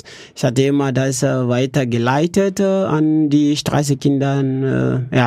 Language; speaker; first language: German; non-native, learner; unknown